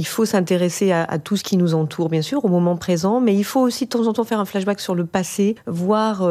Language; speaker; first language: French; native; French